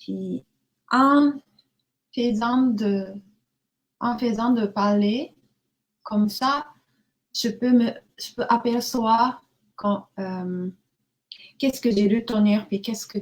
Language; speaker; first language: French; non-native, learner; Japanese